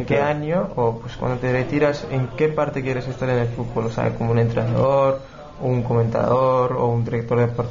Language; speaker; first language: Spanish; non-native, learner; Turkish